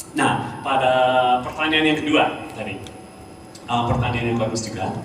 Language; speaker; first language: Indonesian; non-native, fluent; English